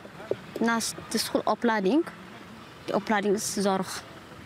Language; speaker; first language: Dutch; non-native, learner; Tigrinya